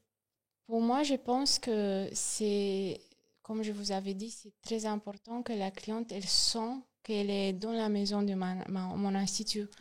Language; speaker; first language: French; non-native, learner; Romanian